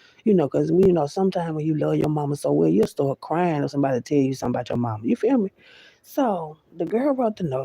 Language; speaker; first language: English; native; English